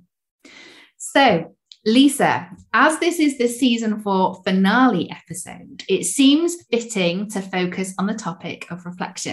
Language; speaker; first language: English; native; English